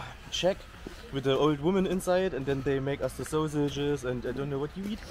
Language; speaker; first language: English; non-native, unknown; German